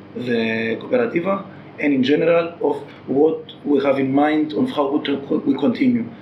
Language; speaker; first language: English; non-native, fluent; Greek